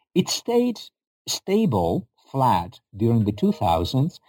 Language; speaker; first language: English; non-native, fluent; Spanish